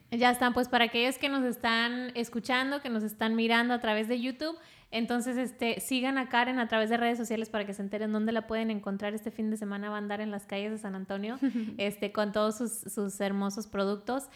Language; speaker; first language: Spanish; early bilingual, heritage; Spanish